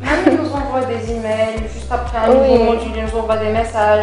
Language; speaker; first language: French; non-native, local second language; Kabyle